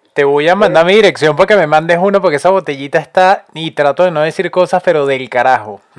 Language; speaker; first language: Spanish; native; Spanish